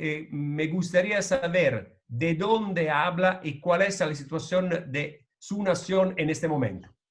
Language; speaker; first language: Spanish; non-native, fluent; Italian